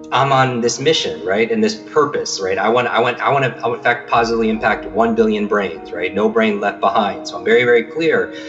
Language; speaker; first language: English; native; English